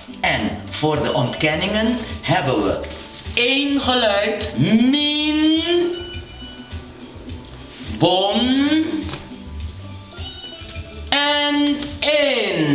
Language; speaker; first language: Dutch; non-native, local second language; Papiamento